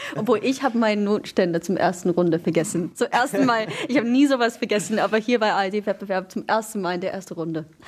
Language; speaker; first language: German; non-native, fluent; English